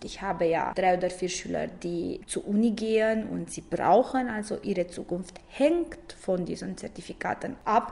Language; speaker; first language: German; non-native, fluent; Romanian